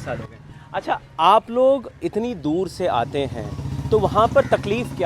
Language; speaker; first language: Hindi; native; Hindi